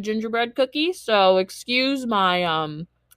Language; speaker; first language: English; early bilingual, other home language; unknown